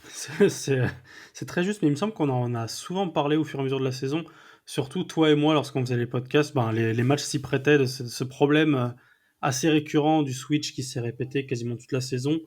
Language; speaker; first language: French; native; French